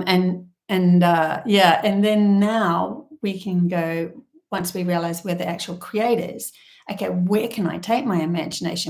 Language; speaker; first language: English; native; English